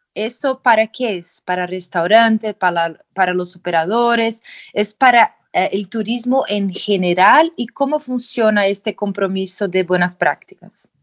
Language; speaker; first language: Spanish; non-native, fluent; Portuguese